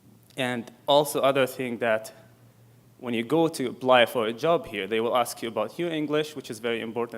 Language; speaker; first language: English; non-native, fluent; Arabic